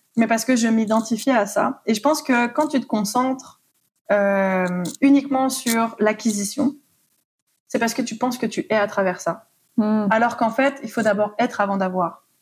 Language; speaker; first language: French; native; French